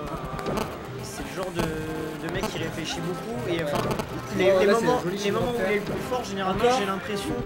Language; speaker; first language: French; native; French